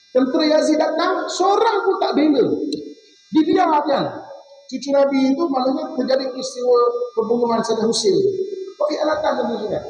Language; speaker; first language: Malay; native; Malay